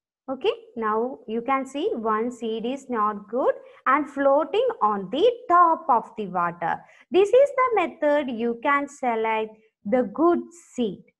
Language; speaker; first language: English; non-native, local second language; Malayalam